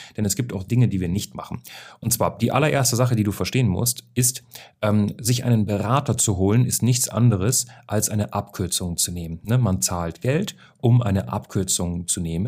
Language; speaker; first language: German; native; German